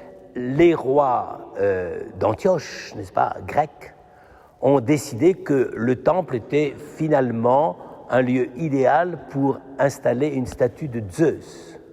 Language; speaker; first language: French; native; French